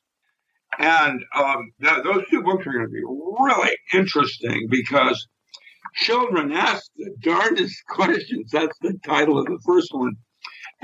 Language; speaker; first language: English; native; English